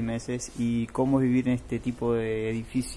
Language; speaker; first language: Spanish; native; Spanish